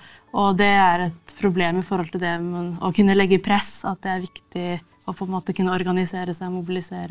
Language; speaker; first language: Norwegian; native; Norwegian